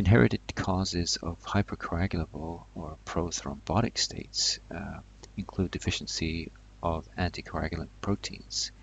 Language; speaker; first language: English; native; English